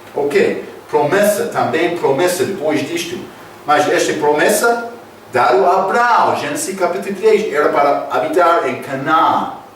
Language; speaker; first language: Portuguese; non-native, fluent; English